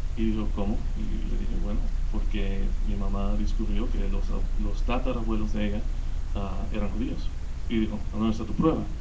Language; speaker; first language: Spanish; early bilingual, heritage; Spanish